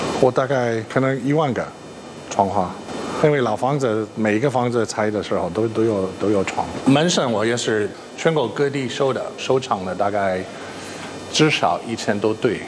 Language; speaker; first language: Chinese; non-native, fluent; English